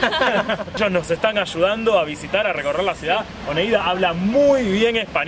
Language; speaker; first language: Spanish; native; Spanish